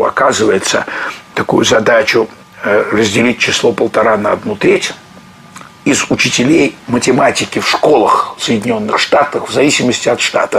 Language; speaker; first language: Russian; native; Russian